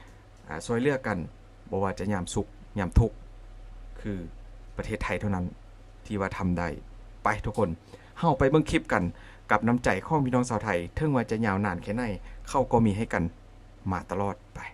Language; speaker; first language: Thai; non-native, local second language; Northeastern Thai